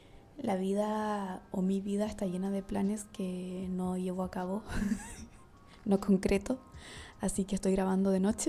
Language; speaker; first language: Spanish; native; Spanish